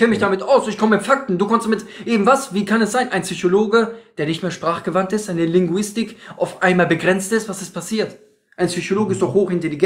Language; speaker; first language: German; native; German